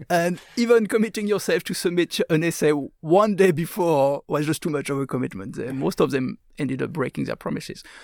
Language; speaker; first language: English; non-native, fluent; French